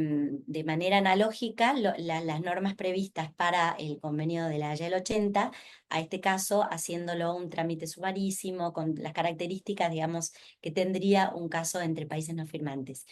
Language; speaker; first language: Spanish; native; Spanish